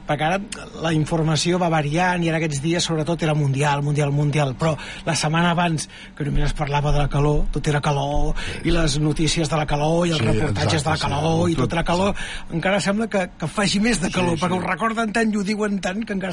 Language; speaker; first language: Catalan; native; Catalan